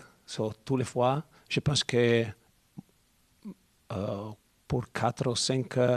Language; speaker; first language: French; non-native, learner; Italian